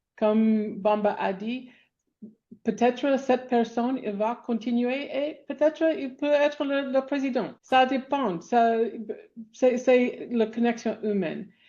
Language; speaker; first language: French; non-native, fluent; English